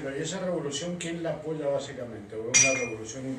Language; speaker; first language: Spanish; native; Spanish